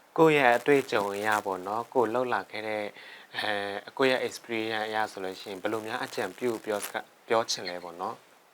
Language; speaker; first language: Burmese; non-native, local second language; Shan